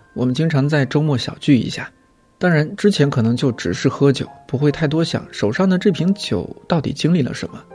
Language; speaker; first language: Chinese; native; Chinese